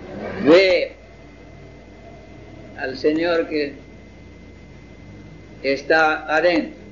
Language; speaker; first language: Spanish; non-native, fluent; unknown